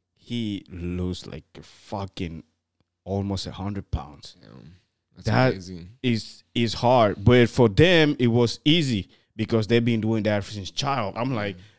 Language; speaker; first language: English; non-native, fluent; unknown